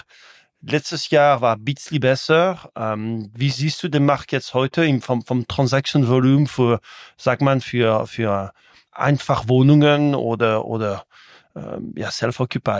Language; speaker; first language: German; non-native, local second language; French